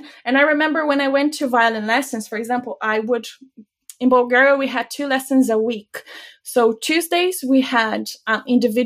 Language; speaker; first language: English; non-native, fluent; Bulgarian